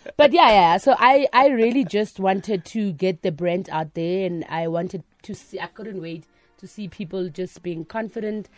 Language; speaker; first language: English; non-native, local second language; Northern Sotho